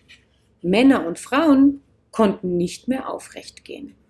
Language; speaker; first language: German; native; German